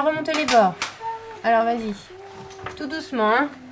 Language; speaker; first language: French; native; French